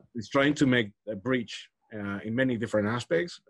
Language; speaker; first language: English; non-native, fluent; Spanish